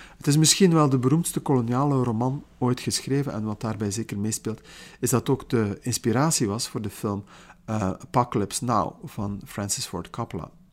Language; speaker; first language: Dutch; native; Dutch